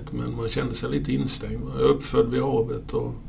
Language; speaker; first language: Swedish; native; Swedish